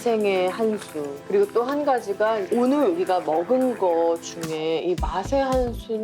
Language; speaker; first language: Korean; native; Korean